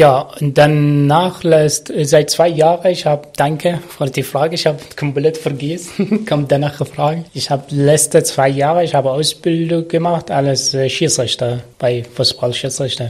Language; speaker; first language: German; non-native, learner; Arabic